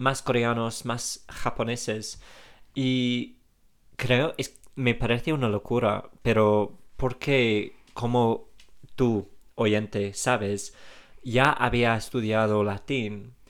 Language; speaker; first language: Spanish; non-native, fluent; English